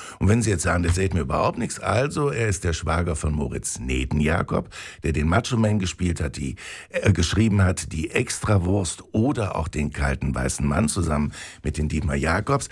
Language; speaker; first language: German; native; German